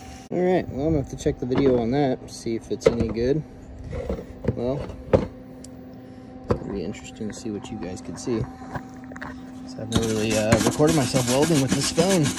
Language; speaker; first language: English; native; English